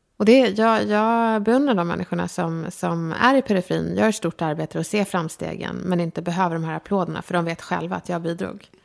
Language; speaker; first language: Swedish; native; Swedish